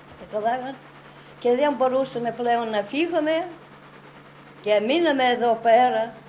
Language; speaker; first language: Greek; early bilingual, heritage; Greek